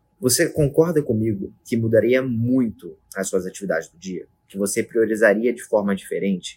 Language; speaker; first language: Portuguese; native; Portuguese